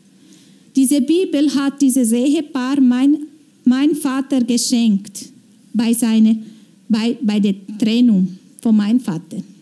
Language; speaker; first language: German; non-native, fluent; Portuguese